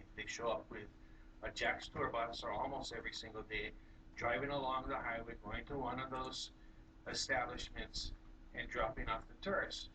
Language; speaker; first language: English; native; English